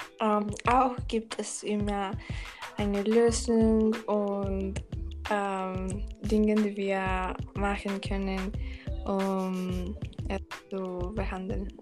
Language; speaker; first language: German; non-native, learner; Spanish